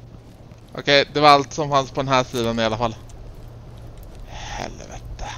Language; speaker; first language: Swedish; native; Swedish